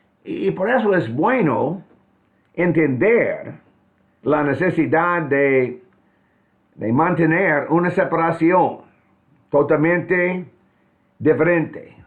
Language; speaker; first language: Spanish; non-native, fluent; English